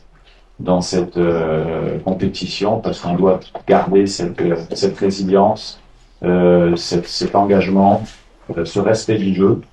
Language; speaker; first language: French; non-native, fluent; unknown